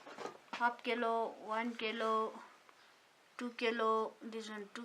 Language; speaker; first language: English; non-native, learner; Ladakhi